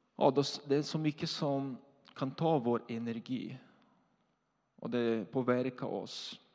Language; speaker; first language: Swedish; non-native, fluent; Portuguese